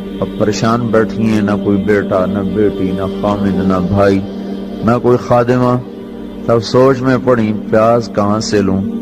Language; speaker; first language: Urdu; non-native, local second language; Punjabi